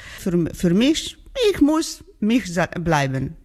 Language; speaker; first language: German; non-native, learner; Georgian